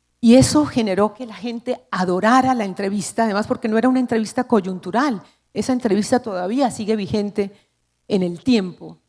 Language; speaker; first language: Spanish; native; Spanish